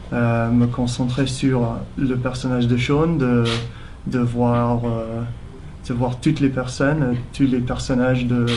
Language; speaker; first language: French; non-native, fluent; English